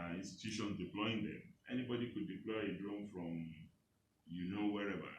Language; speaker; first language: English; non-native, local second language; Yoruba